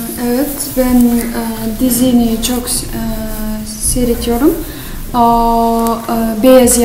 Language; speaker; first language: Turkish; non-native, learner; Kyrgyz